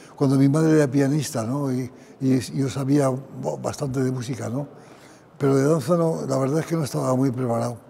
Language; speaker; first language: Spanish; native; Spanish